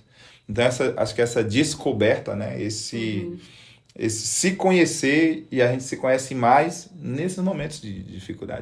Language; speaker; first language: Portuguese; native; Portuguese